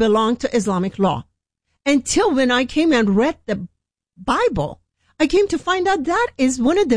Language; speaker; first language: English; non-native, fluent; Persian